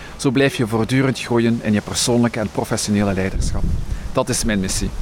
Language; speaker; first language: Dutch; native; Dutch